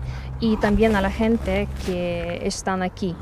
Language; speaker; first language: Spanish; non-native, learner; Ukrainian